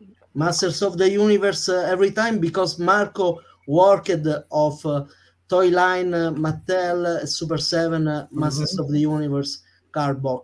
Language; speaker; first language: English; non-native, learner; Italian